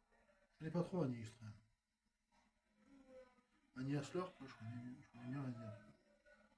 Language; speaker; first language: French; native; French